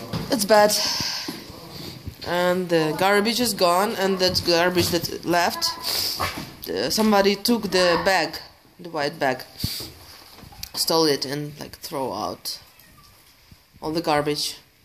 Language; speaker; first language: English; non-native, fluent; Ukrainian